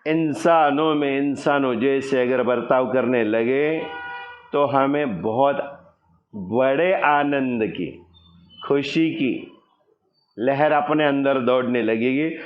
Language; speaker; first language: Hindi; non-native, local second language; Marathi